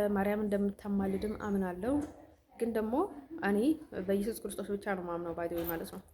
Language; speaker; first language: Amharic; native; Amharic